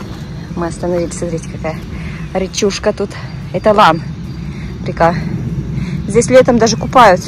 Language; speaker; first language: Russian; native; Russian